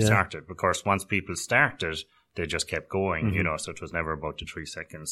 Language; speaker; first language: English; native; English